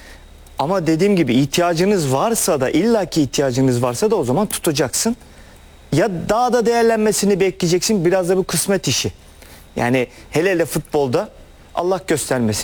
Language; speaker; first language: Turkish; native; Turkish